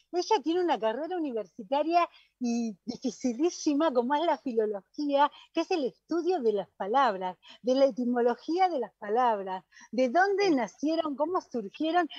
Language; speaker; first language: Spanish; native; Spanish